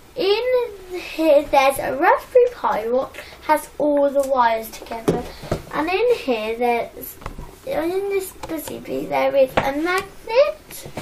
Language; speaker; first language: English; native; English